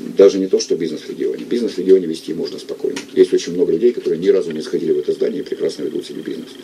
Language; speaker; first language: Russian; native; Russian